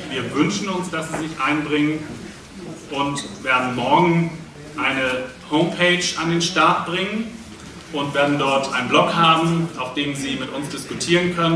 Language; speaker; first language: German; native; German